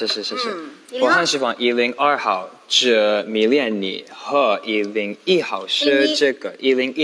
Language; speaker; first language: Chinese; non-native, learner; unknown